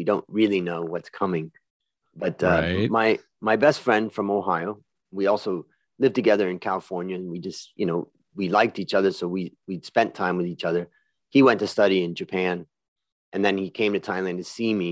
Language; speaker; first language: English; native; English